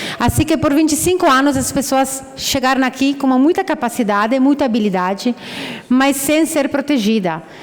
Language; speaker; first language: Portuguese; non-native, fluent; Italian